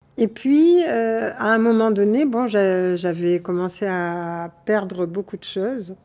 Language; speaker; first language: French; native; French